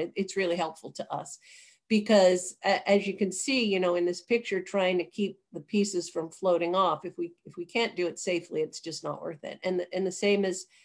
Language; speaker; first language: English; native; English